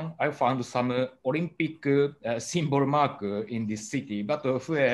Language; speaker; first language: English; non-native, learner; Japanese